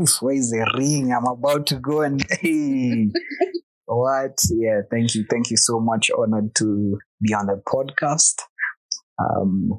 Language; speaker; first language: English; non-native, local second language; Swahili